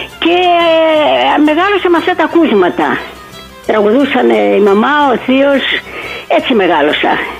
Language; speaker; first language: Greek; native; Greek